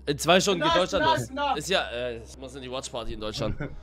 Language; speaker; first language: German; native; German